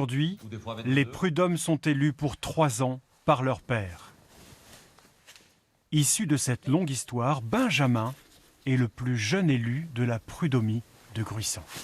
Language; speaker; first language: French; native; French